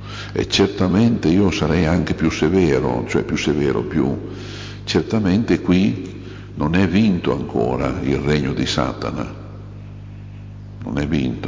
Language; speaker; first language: Italian; native; Italian